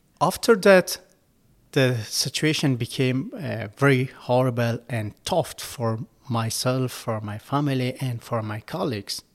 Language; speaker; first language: English; non-native, learner; Persian